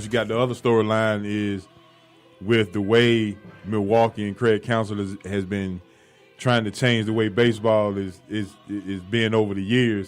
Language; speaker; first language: English; native; English